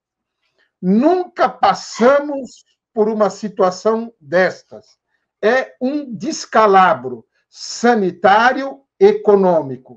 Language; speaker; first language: Portuguese; native; Portuguese